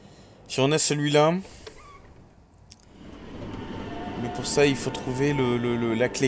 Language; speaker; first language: French; native; French